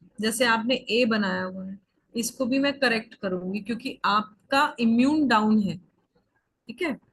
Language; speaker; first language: Hindi; native; Hindi